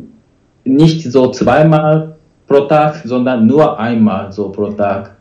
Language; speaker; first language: German; non-native, learner; Japanese